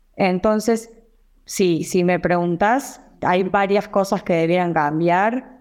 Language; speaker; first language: Spanish; native; Spanish